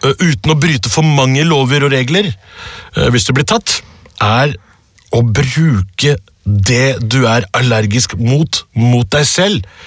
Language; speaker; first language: Norwegian; early bilingual, other home language; Urdu